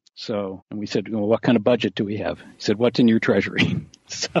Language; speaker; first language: English; native; English